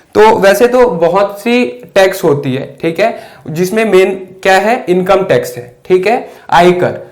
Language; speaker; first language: Hindi; native; Hindi